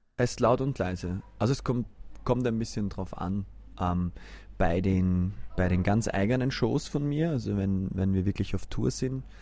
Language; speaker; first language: German; native; German